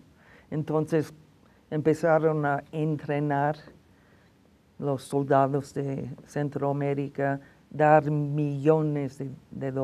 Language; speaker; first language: Spanish; non-native, fluent; English